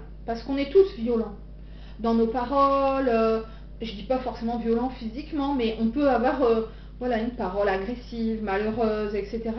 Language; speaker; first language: French; native; French